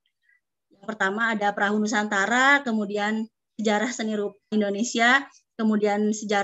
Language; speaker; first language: Indonesian; native; Indonesian